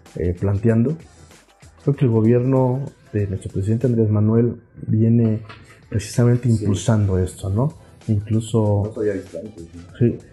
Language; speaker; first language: Spanish; non-native, local second language; Zapotec